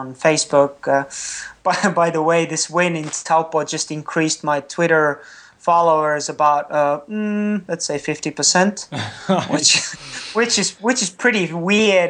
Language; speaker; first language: English; non-native, fluent; Estonian